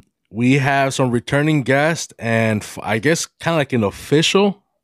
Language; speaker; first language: English; early bilingual, other home language; Spanish